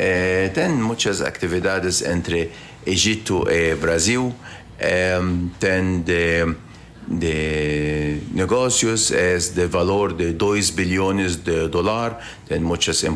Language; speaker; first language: Portuguese; non-native, learner; Arabic